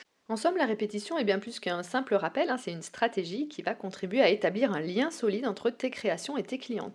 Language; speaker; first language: French; native; French